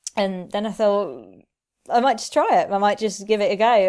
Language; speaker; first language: English; native; English